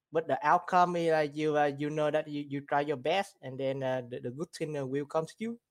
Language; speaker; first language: English; non-native, learner; Vietnamese